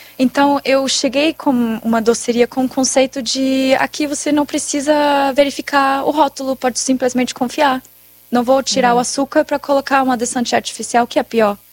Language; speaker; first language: Portuguese; non-native, fluent; German